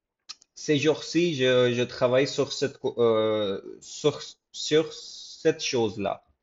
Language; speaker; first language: French; non-native, fluent; English